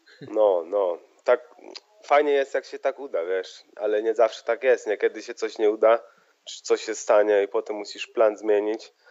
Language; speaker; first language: Polish; early bilingual, heritage; Polish